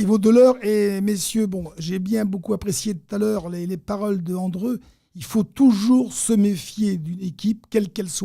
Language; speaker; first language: French; native; French